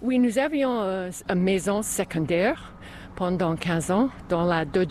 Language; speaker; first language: French; non-native, fluent; English